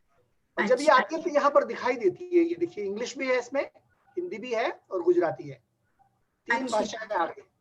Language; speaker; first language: Hindi; native; Hindi